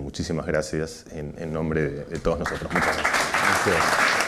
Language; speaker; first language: Spanish; native; Spanish